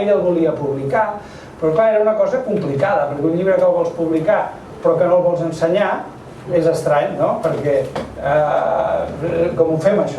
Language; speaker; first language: Catalan; native; Catalan